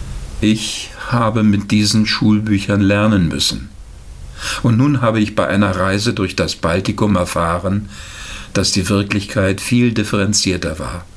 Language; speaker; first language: German; native; German